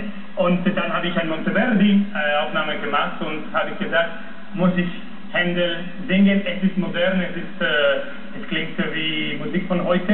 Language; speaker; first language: German; non-native, fluent; Spanish